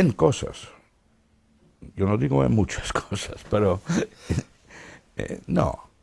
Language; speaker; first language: Spanish; non-native, fluent; Dutch